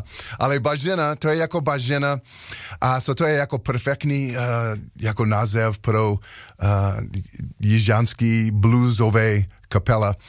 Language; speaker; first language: Czech; non-native, learner; English